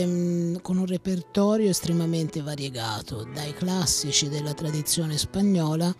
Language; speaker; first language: Italian; native; Italian